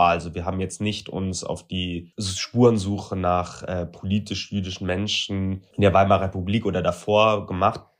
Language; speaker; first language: German; native; German